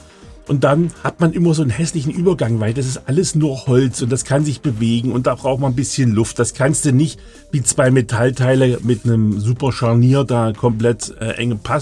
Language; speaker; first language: German; native; German